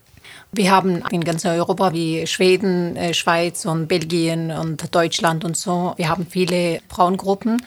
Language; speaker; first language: German; non-native, fluent; Turoyo